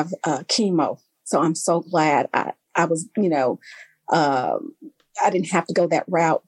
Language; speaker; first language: English; native; English